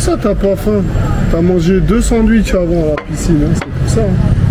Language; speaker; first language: French; native; French